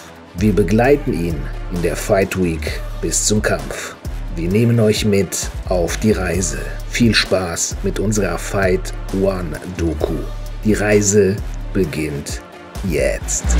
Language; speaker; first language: German; native; German